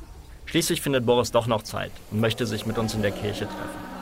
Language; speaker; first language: German; native; German